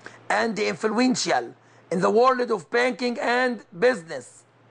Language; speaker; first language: English; non-native, fluent; Arabic